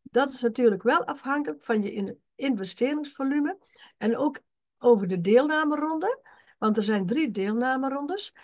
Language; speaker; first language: Dutch; native; Dutch